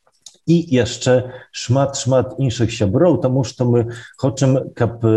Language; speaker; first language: Belarusian; non-native, local second language; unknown